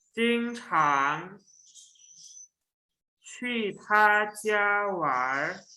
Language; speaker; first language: Chinese; non-native, local second language; Indonesian